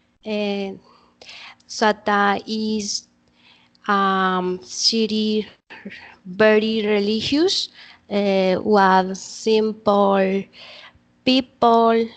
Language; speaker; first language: English; non-native, learner; Spanish